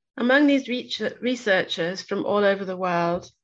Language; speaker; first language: English; native; English